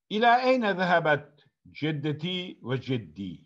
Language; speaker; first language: Arabic; non-native, fluent; Turkish